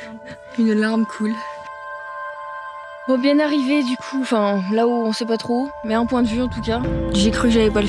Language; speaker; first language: French; native; French